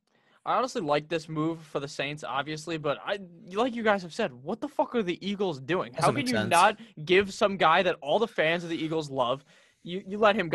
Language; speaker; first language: English; native; English